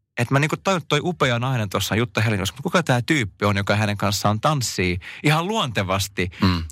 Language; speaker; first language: Finnish; non-native, local second language; Swedish